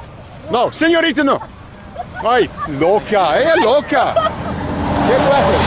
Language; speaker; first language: Spanish; non-native, learner; English